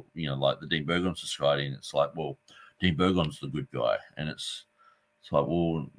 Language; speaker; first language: English; native; English